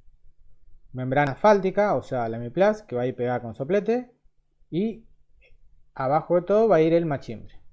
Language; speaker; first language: Spanish; native; Spanish